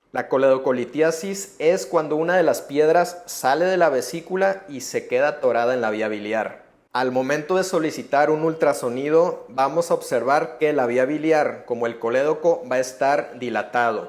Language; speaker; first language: Spanish; native; Spanish